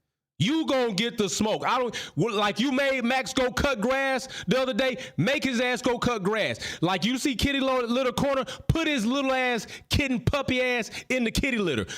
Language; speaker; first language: English; native; English